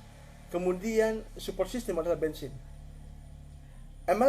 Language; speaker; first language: Indonesian; native; Indonesian